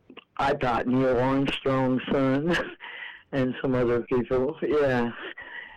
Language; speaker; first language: English; native; English